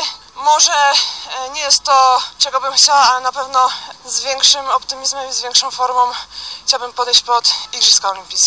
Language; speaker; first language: Polish; native; Polish